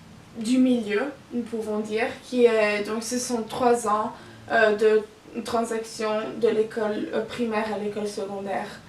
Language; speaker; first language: French; non-native, local second language; Italian